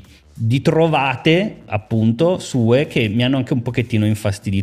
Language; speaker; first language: Italian; native; Italian